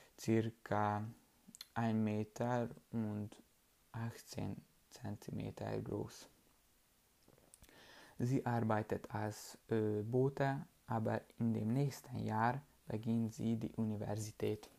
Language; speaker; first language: German; non-native, learner; Hungarian